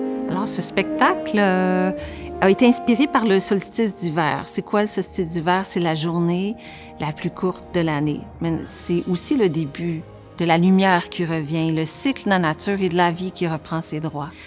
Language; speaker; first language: French; native; French